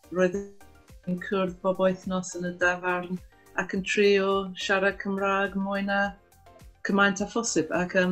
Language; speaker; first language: Welsh; non-native, fluent; English